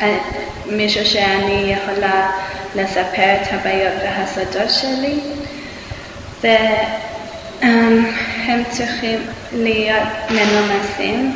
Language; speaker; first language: Hebrew; non-native, learner; English